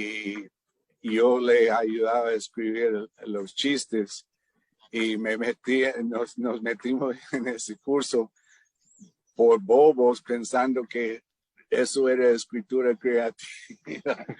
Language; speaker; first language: Spanish; non-native, fluent; English